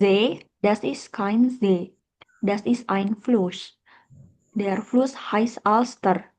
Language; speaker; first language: German; non-native, learner; Indonesian